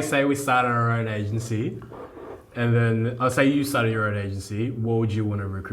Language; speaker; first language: English; native; English